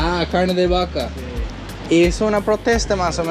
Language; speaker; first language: Spanish; non-native, learner; English